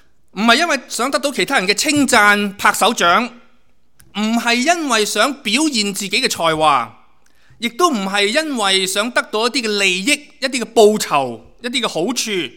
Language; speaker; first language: Cantonese; native; Cantonese